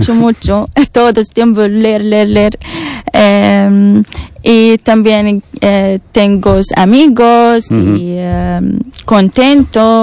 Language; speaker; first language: Spanish; non-native, learner; Arabic